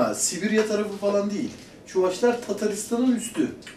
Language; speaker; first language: Turkish; native; Turkish